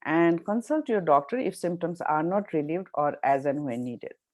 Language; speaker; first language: English; non-native, local second language; Nepali